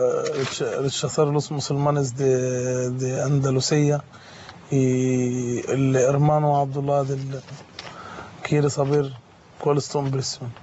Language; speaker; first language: Spanish; non-native, fluent; Arabic